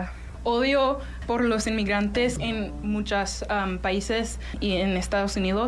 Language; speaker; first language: Spanish; non-native, learner; English